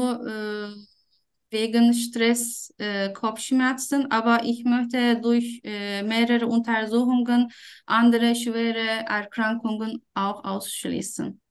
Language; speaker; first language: German; non-native, fluent; Turkish